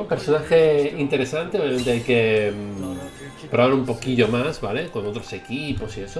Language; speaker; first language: Spanish; native; Spanish